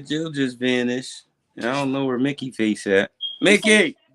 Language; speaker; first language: English; native; English